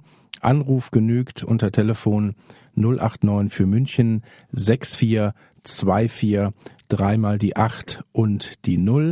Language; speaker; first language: German; native; German